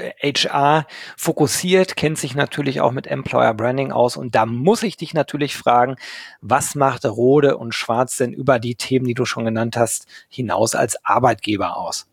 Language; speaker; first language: German; native; German